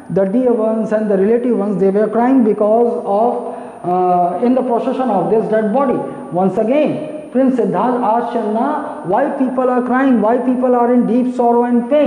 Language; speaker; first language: English; non-native, local second language; Hindi